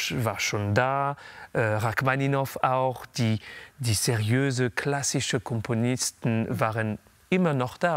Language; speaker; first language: German; non-native, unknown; French